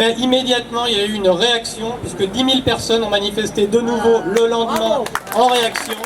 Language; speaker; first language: French; native; French